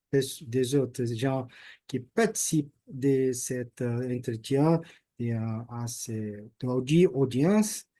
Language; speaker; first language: French; non-native, learner; Portuguese